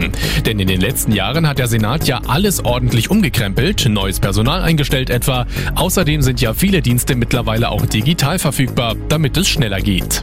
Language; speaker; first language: German; native; German